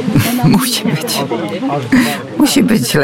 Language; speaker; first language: Polish; non-native, local second language; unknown